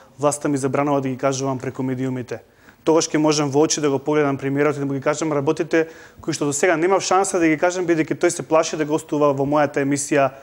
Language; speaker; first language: Macedonian; native; Macedonian